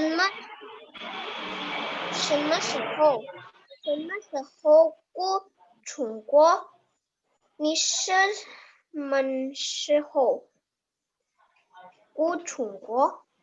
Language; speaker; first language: Chinese; non-native, learner; Indonesian